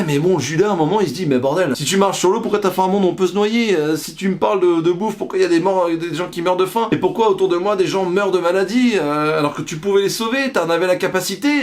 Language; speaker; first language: French; native; French